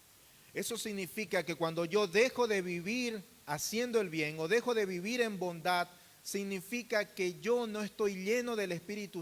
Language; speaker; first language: Spanish; native; Spanish